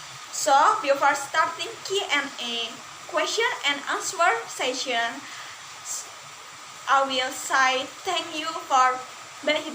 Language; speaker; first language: English; non-native, learner; Indonesian